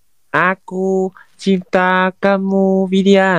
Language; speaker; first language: Indonesian; non-native, learner; Vietnamese